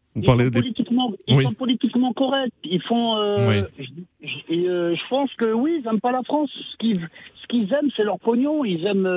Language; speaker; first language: French; native; French